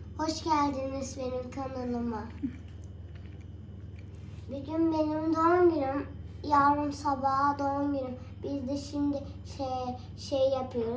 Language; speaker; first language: Turkish; non-native, fluent; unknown